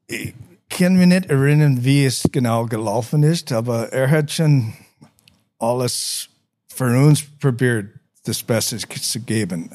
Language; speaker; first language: German; non-native, learner; English